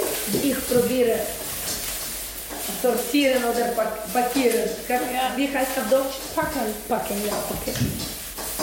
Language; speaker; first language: German; non-native, learner; Ukrainian